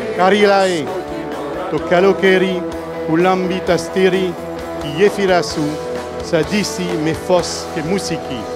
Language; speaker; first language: Greek; non-native, learner; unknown